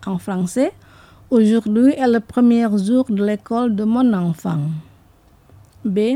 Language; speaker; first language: French; non-native, fluent; Indonesian